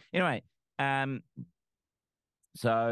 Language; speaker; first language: English; native; English